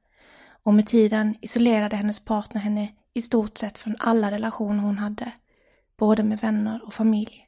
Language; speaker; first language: Swedish; native; Swedish